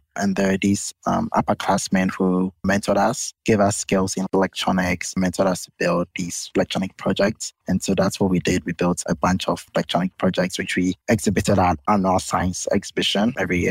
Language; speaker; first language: English; non-native, local second language; Akan